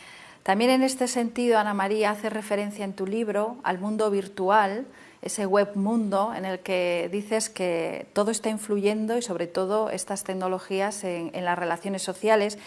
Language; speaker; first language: Spanish; native; Spanish